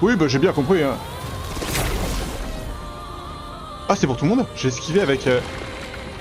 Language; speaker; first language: French; native; French